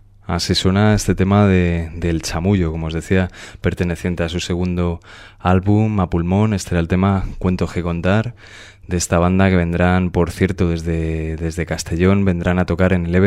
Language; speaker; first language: Spanish; native; Spanish